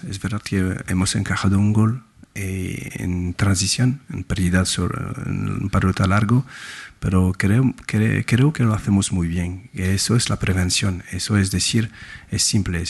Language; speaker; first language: Spanish; non-native, fluent; French